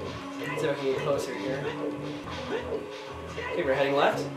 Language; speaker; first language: English; native; English